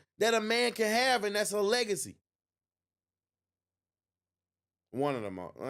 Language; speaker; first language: English; native; English